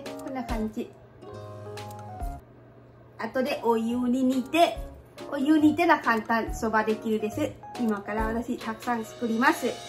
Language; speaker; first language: Japanese; non-native, learner; Lao